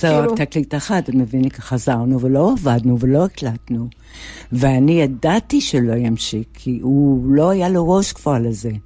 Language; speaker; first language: Hebrew; non-native, fluent; English